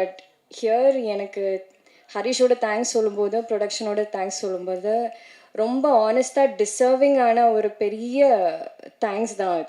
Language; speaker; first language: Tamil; non-native, learner; Malayalam